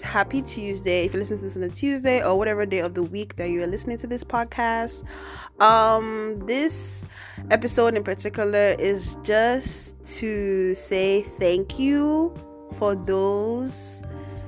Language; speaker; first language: English; non-native, local second language; Igbo